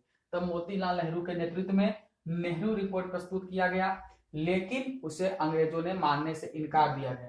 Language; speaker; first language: Hindi; native; Hindi